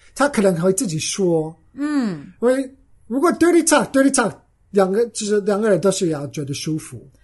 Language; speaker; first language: Chinese; non-native, fluent; English